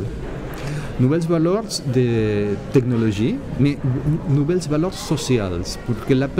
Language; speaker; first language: French; non-native, learner; Catalan